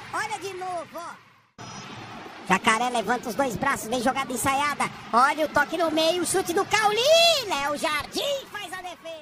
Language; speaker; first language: Portuguese; native; Portuguese